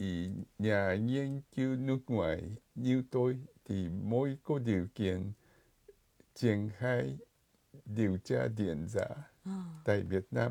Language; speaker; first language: Vietnamese; non-native, fluent; Japanese